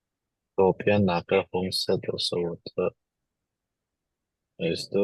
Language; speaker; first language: Chinese; non-native, learner; Indonesian